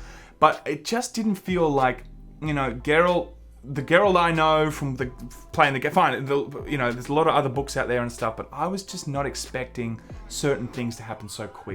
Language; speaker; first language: English; native; English